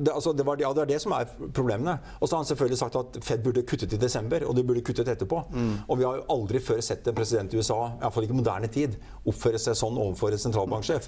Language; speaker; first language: Norwegian; native; Norwegian